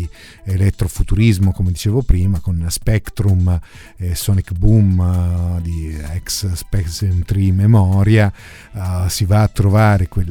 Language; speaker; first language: Italian; native; Italian